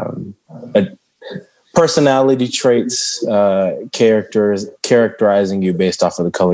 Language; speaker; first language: English; early bilingual, other home language; Shona